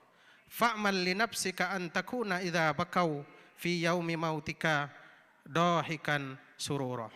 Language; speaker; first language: Arabic; non-native, fluent; Indonesian